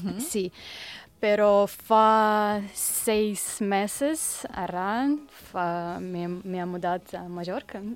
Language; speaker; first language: Catalan; non-native, learner; Russian